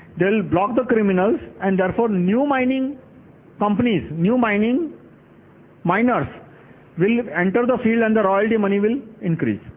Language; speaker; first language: English; non-native, local second language; Gujarati